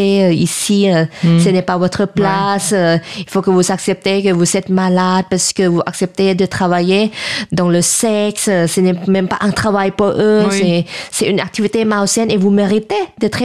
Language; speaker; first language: French; non-native, fluent; Thai